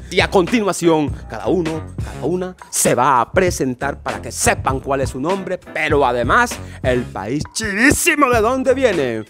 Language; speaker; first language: Spanish; native; Spanish